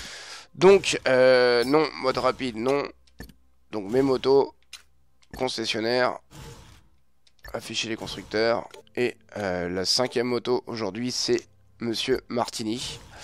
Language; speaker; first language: French; native; French